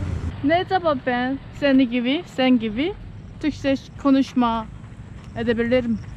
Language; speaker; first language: Turkish; non-native, learner; Nepali